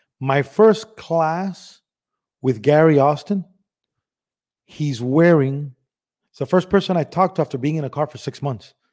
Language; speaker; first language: English; early bilingual, other home language; Spanish